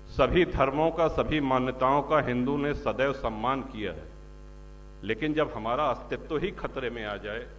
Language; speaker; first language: Hindi; native; Hindi